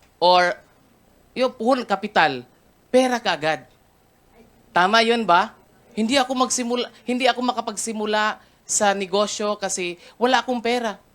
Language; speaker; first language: Filipino; non-native, local second language; Cebuano